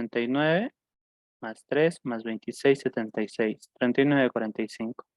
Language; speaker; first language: Spanish; native; Spanish